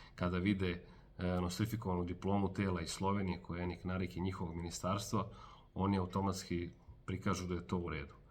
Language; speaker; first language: Bosnian; native; Bosnian